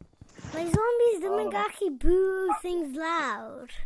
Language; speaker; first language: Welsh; non-native, local second language; English